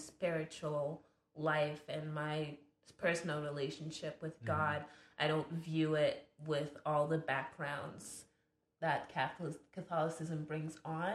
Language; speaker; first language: English; non-native, fluent; French